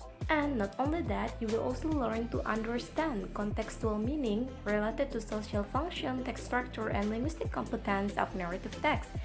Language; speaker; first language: English; non-native, fluent; Indonesian